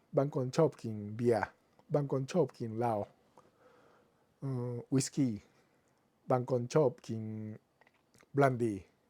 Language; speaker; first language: Thai; non-native, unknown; Japanese